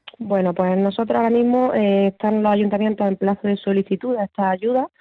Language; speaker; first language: Spanish; native; Spanish